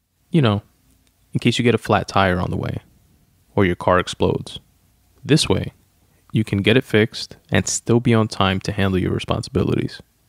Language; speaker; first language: English; early bilingual, other home language; Spanish